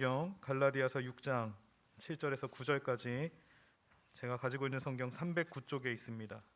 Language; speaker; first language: Korean; native; Korean